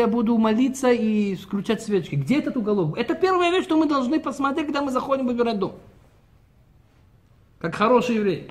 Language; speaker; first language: Russian; early bilingual, heritage; Russian